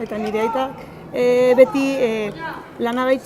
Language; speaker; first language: Basque; non-native, learner; Spanish